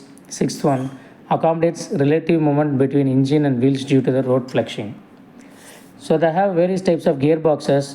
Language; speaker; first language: English; non-native, local second language; Tamil